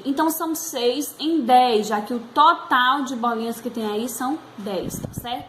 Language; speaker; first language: Portuguese; native; Portuguese